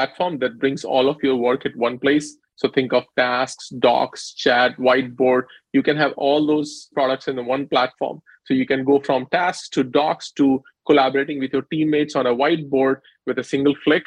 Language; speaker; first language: English; non-native, local second language; Hindi